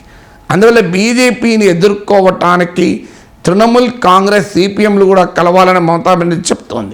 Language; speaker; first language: Telugu; native; Telugu